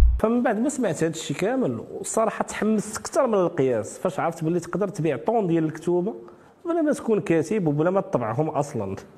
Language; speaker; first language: Arabic; native; Arabic